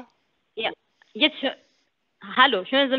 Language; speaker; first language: German; non-native, learner; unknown